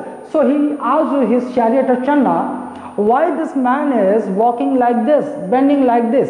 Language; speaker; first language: English; non-native, local second language; Hindi